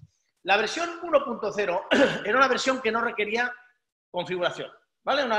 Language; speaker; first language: Spanish; native; Spanish